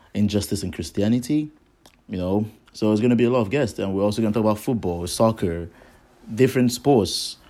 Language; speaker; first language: English; non-native, local second language; Igbo